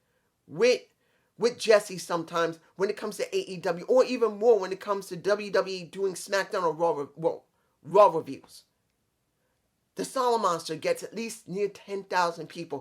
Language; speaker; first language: English; native; English